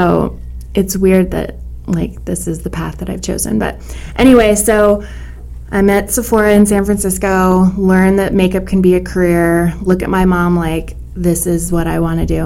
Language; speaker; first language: English; native; English